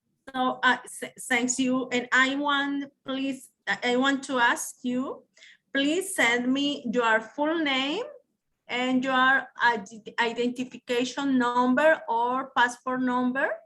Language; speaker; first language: English; non-native, learner; Spanish